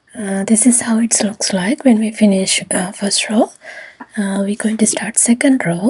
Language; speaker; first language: English; non-native, fluent; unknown